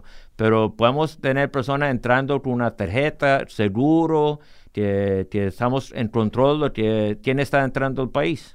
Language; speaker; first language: Spanish; early bilingual, heritage; English